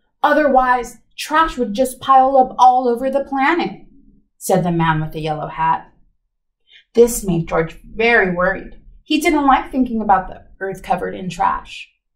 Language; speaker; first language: English; early bilingual, other home language; Spanish